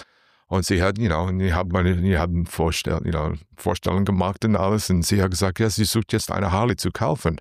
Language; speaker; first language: German; non-native, learner; English